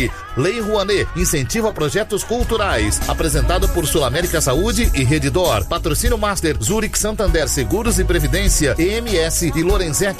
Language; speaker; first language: Portuguese; native; Portuguese